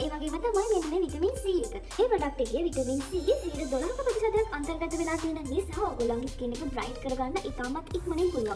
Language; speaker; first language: Sinhala; native; Sinhala